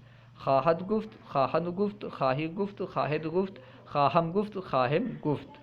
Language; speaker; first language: Persian; non-native, fluent; Urdu